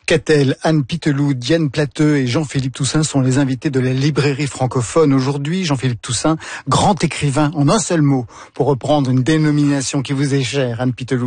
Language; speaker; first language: French; native; French